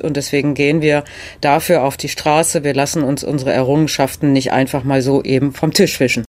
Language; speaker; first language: German; native; German